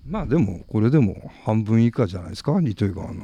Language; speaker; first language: Japanese; native; Japanese